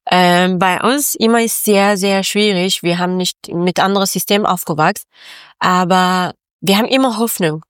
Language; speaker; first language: German; non-native, learner; Persian